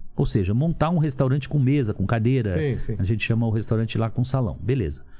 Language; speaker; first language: Portuguese; native; Portuguese